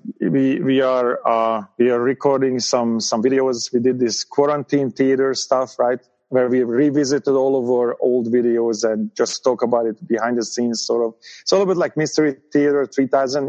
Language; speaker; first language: English; non-native, fluent; Hungarian